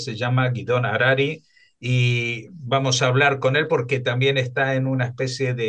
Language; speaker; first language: Spanish; native; Spanish